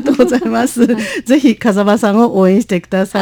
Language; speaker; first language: Japanese; non-native, fluent; Chinese